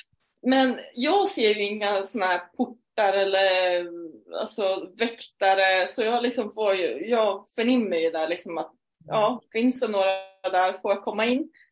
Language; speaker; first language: Swedish; native; Swedish